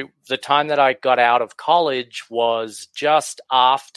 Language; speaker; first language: English; native; English